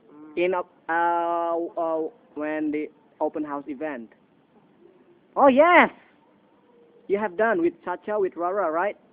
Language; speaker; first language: English; non-native, fluent; Indonesian